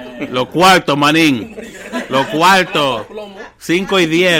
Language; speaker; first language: Spanish; early bilingual, heritage; Spanish